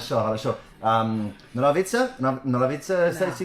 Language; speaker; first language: Russian; non-native, learner; English